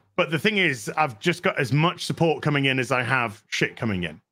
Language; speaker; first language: English; native; English